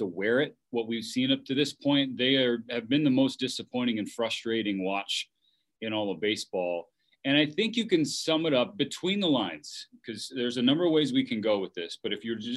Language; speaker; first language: English; native; English